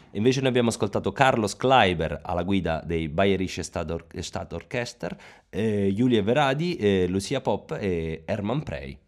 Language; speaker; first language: Italian; native; Italian